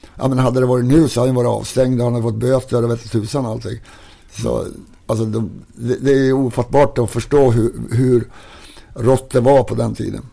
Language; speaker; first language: Swedish; native; Swedish